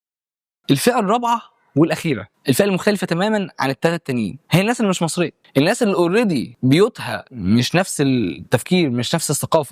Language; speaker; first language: Arabic; native; Arabic